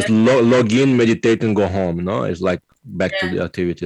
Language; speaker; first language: English; non-native, fluent; Portuguese